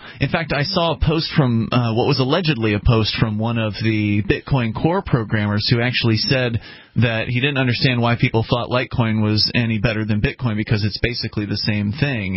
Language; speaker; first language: English; native; English